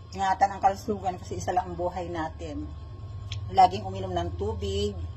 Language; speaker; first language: Filipino; non-native, local second language; Cebuano